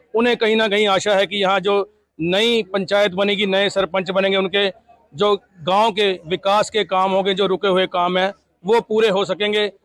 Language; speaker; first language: Hindi; native; Hindi